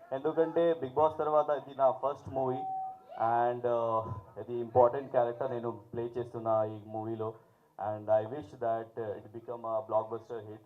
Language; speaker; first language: Telugu; non-native, local second language; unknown